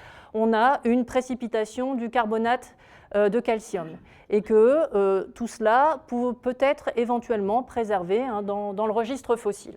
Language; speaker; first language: French; native; French